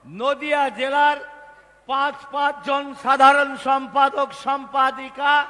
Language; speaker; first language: Bangla; native; Bangla